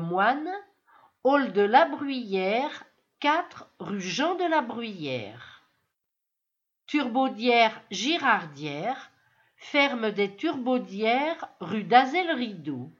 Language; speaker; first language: French; native; French